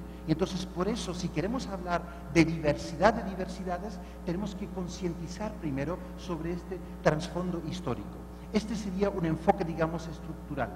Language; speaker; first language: Spanish; non-native, fluent; German